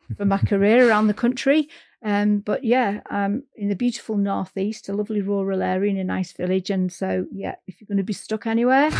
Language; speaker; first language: English; native; English